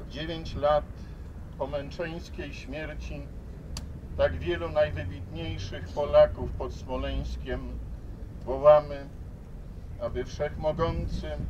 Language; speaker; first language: Polish; native; Polish